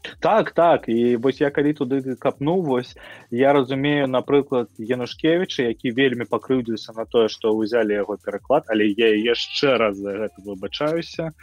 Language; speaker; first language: Belarusian; non-native, local second language; Russian